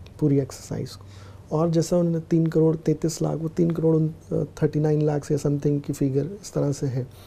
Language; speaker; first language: Hindi; native; Hindi